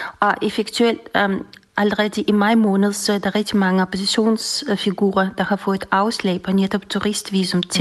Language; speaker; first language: Danish; non-native, fluent; Russian